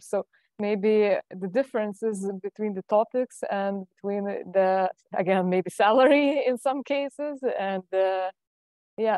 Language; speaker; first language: English; non-native, fluent; Lithuanian